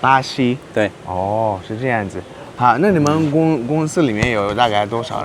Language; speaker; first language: Chinese; non-native, learner; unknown